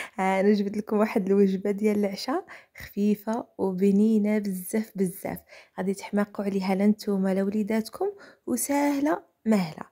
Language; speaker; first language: Arabic; native; Arabic